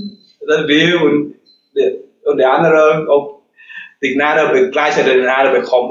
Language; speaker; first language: German; non-native, learner; Vietnamese